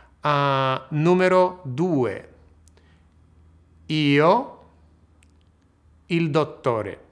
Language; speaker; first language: Italian; non-native, fluent; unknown